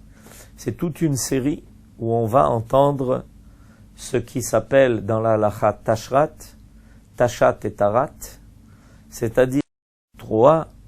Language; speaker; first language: French; native; French